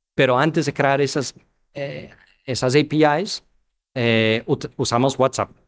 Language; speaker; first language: Spanish; non-native, fluent; English